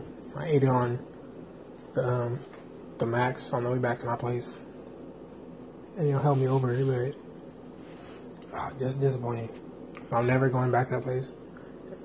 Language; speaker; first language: English; native; English